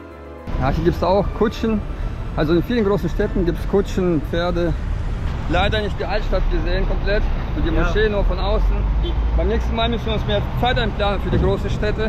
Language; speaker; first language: German; non-native, fluent; Russian